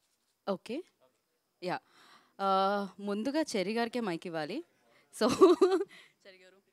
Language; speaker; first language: Telugu; native; Telugu